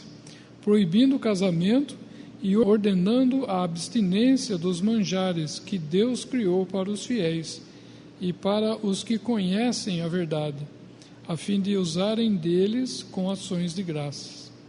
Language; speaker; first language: Portuguese; native; Portuguese